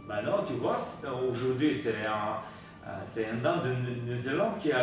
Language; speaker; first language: French; non-native, learner; Bulgarian